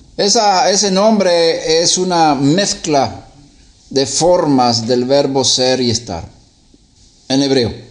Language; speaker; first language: Spanish; non-native, fluent; Swedish